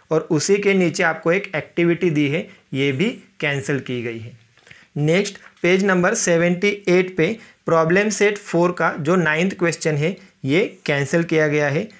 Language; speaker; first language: Hindi; non-native, local second language; Marathi